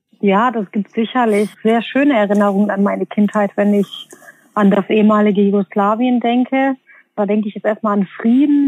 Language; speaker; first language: German; early bilingual, other home language; Bosnian